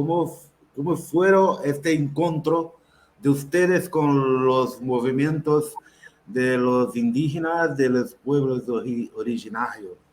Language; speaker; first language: Spanish; non-native, learner; Portuguese